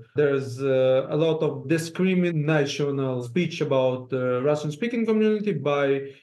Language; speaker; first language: English; non-native, fluent; Hebrew